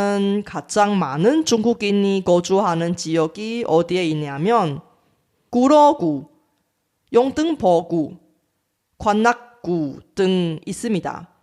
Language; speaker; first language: Korean; non-native, fluent; Chinese